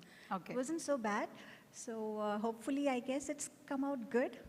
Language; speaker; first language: Telugu; non-native, fluent; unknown